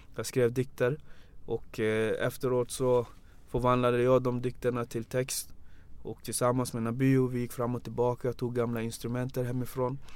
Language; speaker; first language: Swedish; early bilingual, other home language; Wolof